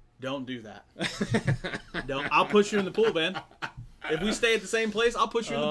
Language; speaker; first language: English; native; English